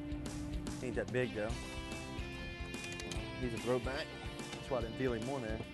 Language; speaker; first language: English; native; English